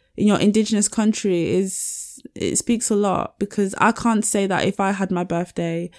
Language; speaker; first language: English; early bilingual, other home language; Yoruba